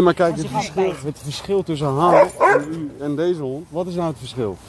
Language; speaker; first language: Dutch; early bilingual, other home language; Turkish